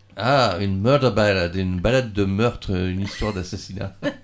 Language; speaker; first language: French; native; French